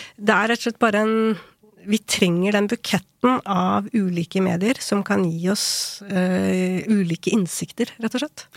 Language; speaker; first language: Norwegian; native; Norwegian